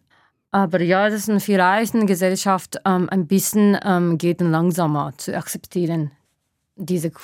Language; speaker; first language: German; non-native, fluent; Japanese